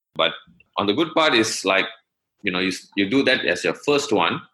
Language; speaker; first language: English; non-native, local second language; Tamil